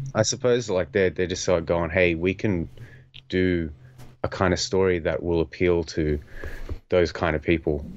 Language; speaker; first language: English; native; English